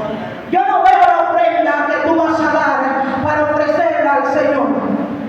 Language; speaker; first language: Spanish; native; Spanish